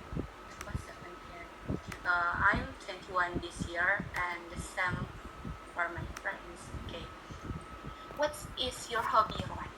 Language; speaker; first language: English; non-native, learner; Indonesian